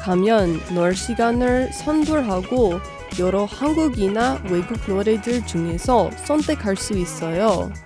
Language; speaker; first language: Korean; non-native, fluent; English